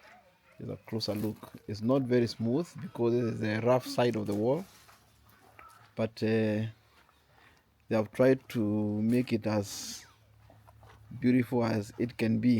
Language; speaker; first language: English; non-native, local second language; Swahili